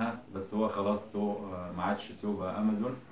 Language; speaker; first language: Arabic; native; Arabic